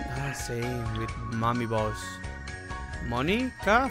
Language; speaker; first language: English; non-native, learner; Indonesian